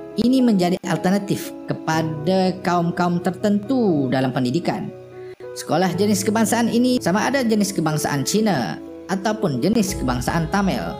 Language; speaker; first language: Malay; native; Malay